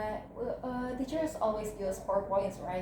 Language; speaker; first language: English; non-native, learner; Indonesian